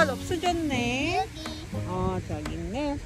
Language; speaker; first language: Korean; non-native, fluent; Filipino